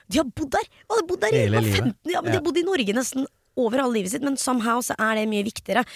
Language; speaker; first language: Norwegian; early bilingual, other home language; Hindi